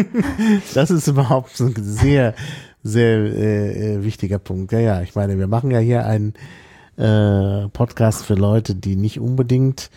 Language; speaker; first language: German; native; German